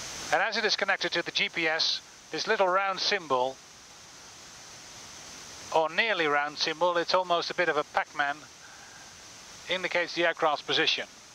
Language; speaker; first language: English; non-native, fluent; Dutch